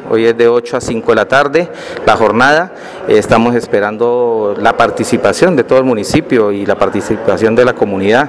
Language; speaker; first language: Spanish; native; Spanish